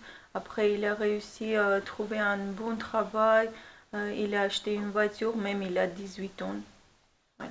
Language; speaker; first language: French; non-native, learner; Armenian